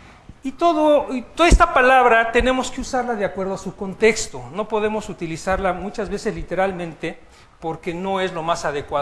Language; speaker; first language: Spanish; native; Spanish